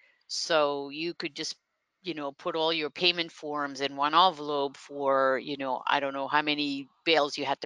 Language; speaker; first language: English; non-native, fluent; Dutch